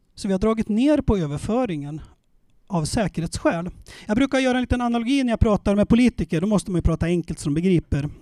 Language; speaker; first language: Swedish; native; Swedish